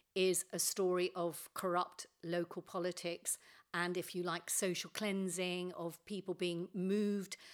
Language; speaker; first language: English; native; English